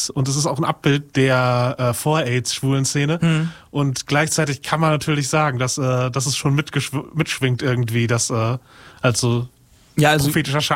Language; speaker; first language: German; native; German